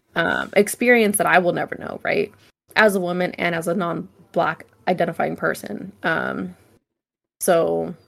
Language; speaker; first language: English; native; English